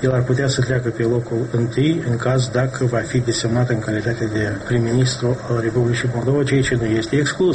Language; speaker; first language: Romanian; native; Romanian